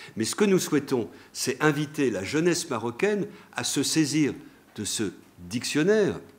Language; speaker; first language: French; native; French